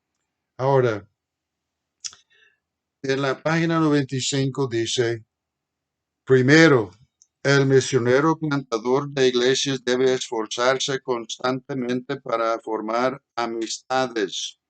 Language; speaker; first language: Spanish; non-native, fluent; English